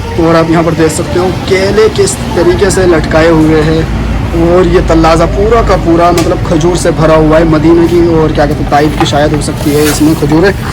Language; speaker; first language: Urdu; native; Urdu